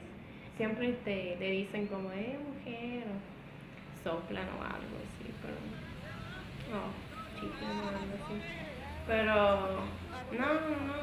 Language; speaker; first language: Spanish; non-native, fluent; English